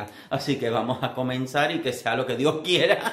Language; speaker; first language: Spanish; native; Spanish